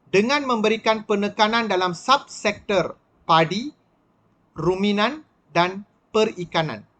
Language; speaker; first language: Malay; non-native, local second language; Tamil